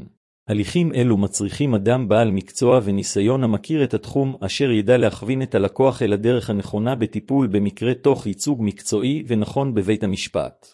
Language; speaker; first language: Hebrew; native; Hebrew